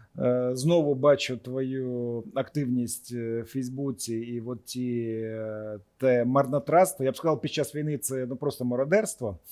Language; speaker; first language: Ukrainian; native; Ukrainian